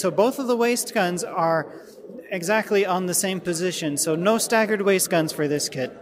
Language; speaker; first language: English; native; English